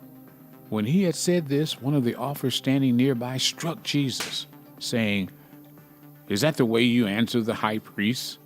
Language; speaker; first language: English; native; English